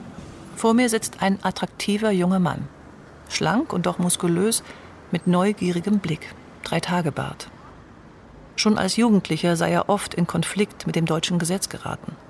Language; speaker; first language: German; native; German